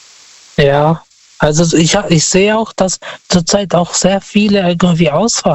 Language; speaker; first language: German; non-native, fluent; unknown